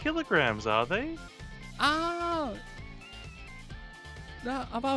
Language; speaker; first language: English; non-native, learner; Japanese